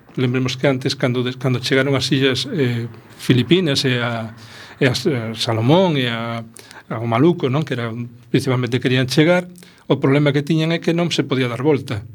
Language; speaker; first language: Galician; non-native, local second language; Spanish